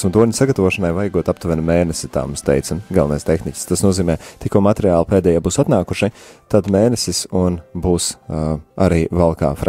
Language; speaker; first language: Latvian; native; Latvian